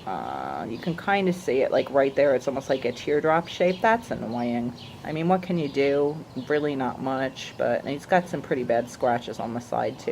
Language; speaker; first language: English; native; English